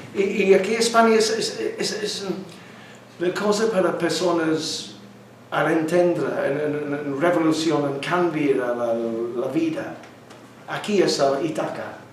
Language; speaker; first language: Spanish; non-native, learner; English